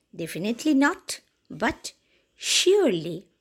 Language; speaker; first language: English; non-native, local second language; Bangla